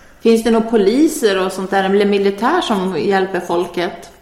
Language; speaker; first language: Swedish; native; Swedish